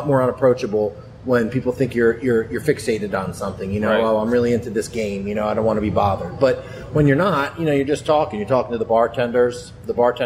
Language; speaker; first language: English; native; English